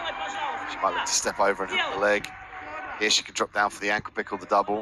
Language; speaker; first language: English; native; English